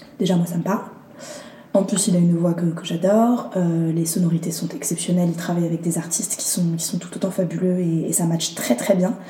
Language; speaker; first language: French; early bilingual, other home language; Arabic